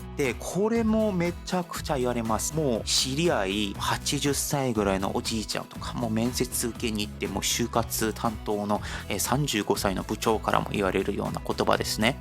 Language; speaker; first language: Japanese; non-native, fluent; Korean